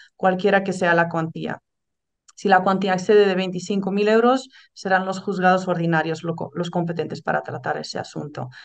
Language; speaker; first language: Spanish; non-native, fluent; Dutch